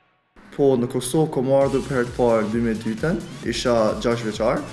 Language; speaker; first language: Albanian; early bilingual, other home language; Korean